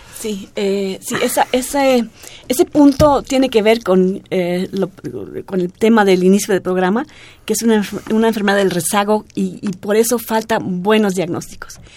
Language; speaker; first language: Spanish; non-native, fluent; German